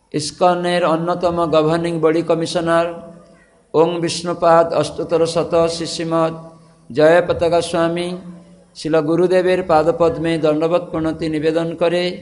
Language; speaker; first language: Bangla; non-native, fluent; Odia